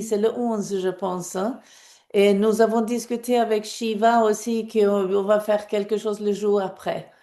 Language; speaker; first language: French; non-native, fluent; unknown